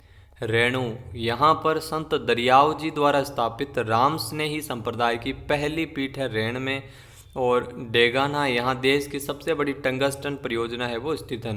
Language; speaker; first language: Hindi; native; Hindi